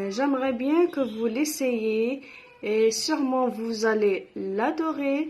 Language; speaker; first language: French; non-native, local second language; Arabic